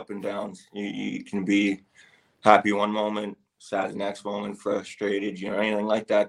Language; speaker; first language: English; native; English